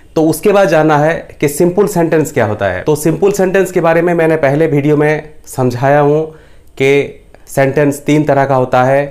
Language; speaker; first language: Hindi; non-native, local second language; Bangla